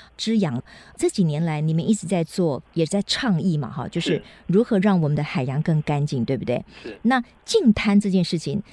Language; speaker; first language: Chinese; native; Chinese